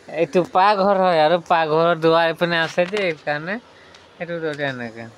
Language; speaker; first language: Assamese; non-native, local second language; Sadri